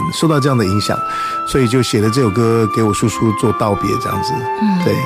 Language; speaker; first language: Chinese; native; Chinese